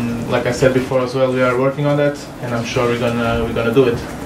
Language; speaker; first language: English; non-native, fluent; Portuguese